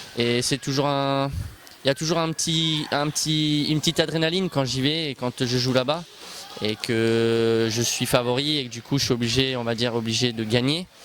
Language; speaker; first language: French; early bilingual, other home language; Bosnian